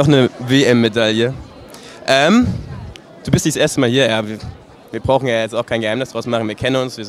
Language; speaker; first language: German; native; German